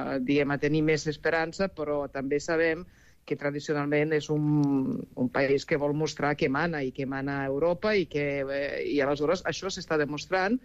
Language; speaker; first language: Catalan; non-native, fluent; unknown